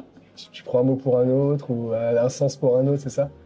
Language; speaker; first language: French; native; French